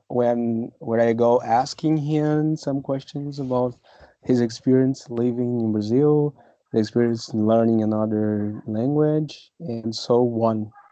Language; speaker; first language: English; non-native, fluent; Portuguese